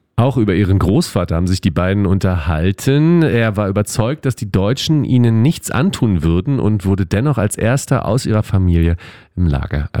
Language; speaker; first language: German; native; German